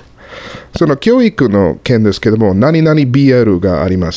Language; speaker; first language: Japanese; non-native, fluent; English